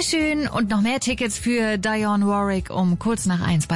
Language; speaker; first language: German; native; German